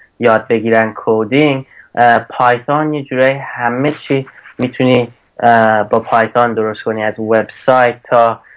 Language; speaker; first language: Persian; early bilingual, heritage; Persian